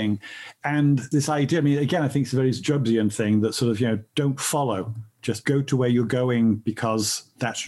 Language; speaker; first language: English; native; English